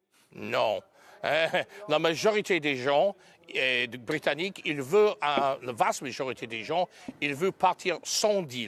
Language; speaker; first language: French; non-native, learner; English